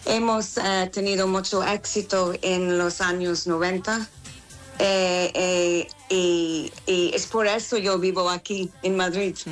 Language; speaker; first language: Spanish; non-native, learner; English